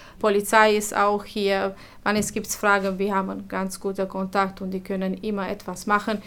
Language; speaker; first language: German; non-native, fluent; Romanian